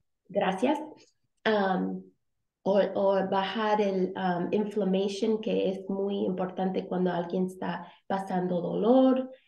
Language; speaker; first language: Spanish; early bilingual, heritage; Spanish